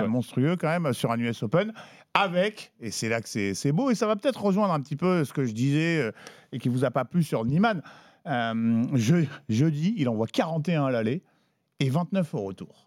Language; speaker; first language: French; native; French